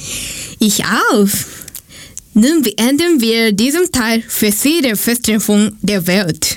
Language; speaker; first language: German; non-native, learner; Japanese